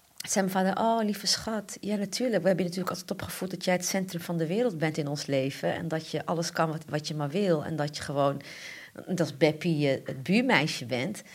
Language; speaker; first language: Dutch; early bilingual, other home language; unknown